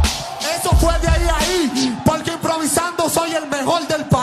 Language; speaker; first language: Spanish; native; Spanish